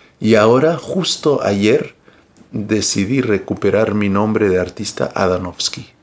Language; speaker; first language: Spanish; early bilingual, heritage; Spanish